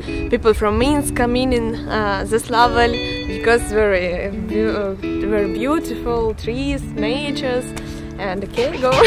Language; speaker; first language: English; non-native, learner; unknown